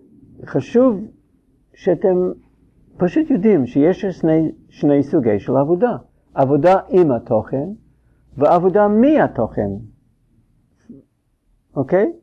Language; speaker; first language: Hebrew; non-native, fluent; English